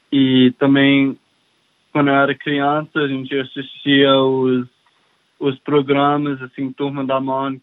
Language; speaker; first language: Portuguese; early bilingual, heritage; English